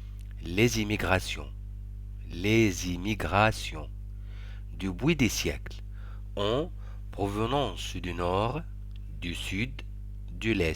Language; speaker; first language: French; non-native, fluent; Arabic